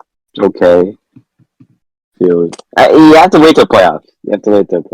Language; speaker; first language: English; native; English